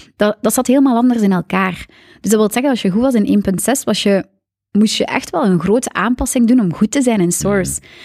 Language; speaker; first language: Dutch; native; Dutch